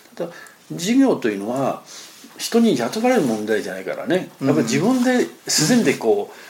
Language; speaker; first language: Japanese; non-native, fluent; Chinese